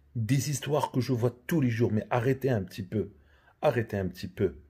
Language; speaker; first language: French; non-native, local second language; Arabic